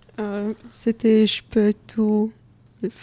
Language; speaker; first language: French; non-native, fluent; Slovak